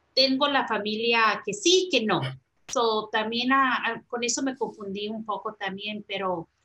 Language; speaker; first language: Spanish; early bilingual, heritage; Spanish